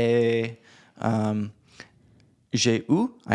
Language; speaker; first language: French; non-native, learner; English